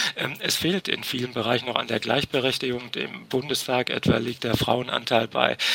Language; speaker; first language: German; native; German